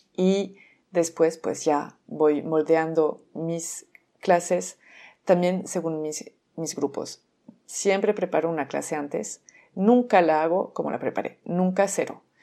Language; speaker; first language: Spanish; non-native, fluent; French